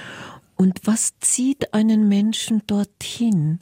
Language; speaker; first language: German; native; German